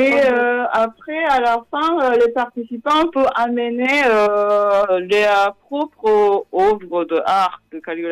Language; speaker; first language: French; non-native, fluent; Japanese